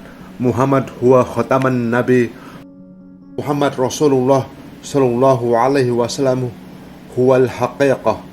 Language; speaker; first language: Arabic; non-native, learner; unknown